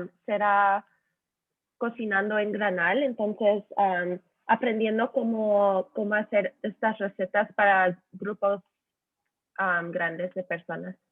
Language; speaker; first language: Spanish; early bilingual, heritage; Spanish